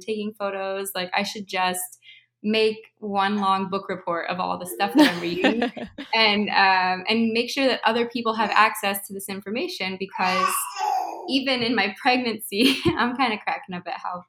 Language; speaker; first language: English; native; English